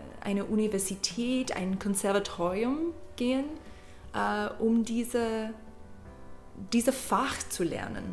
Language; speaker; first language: German; non-native, learner; English